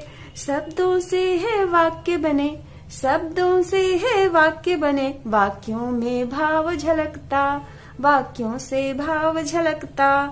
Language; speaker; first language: Hindi; native; Hindi